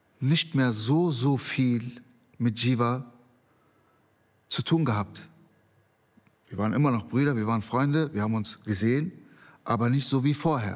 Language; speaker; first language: German; early bilingual, other home language; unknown